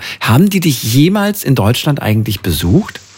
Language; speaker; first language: German; native; German